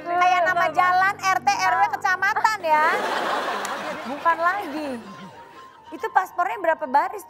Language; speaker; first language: Indonesian; native; Indonesian